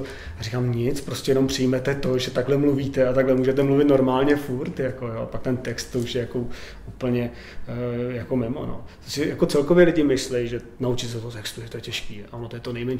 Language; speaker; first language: Czech; native; Czech